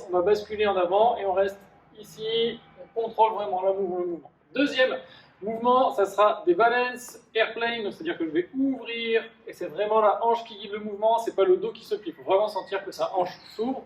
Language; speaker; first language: French; native; French